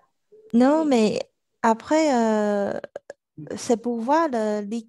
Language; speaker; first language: French; non-native, learner; Chinese